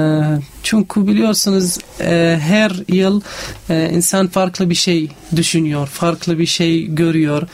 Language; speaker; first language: Turkish; non-native, learner; Arabic